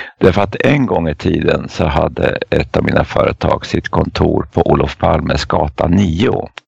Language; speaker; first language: Swedish; native; Swedish